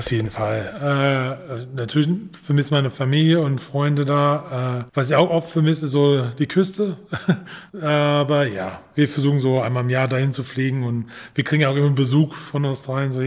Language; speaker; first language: German; non-native, fluent; English